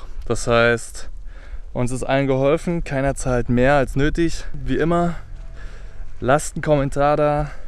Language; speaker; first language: German; native; German